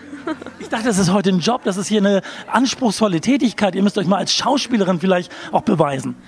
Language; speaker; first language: German; native; German